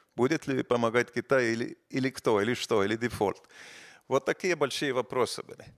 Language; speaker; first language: Russian; non-native, fluent; Estonian